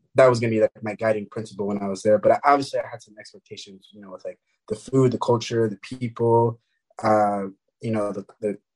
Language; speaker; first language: English; early bilingual, other home language; French